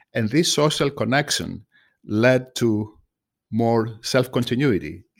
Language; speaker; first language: English; non-native, fluent; Greek